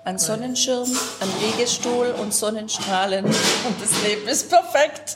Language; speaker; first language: German; native; German